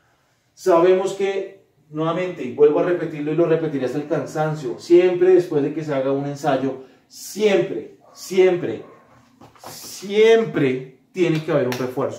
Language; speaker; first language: Spanish; native; Spanish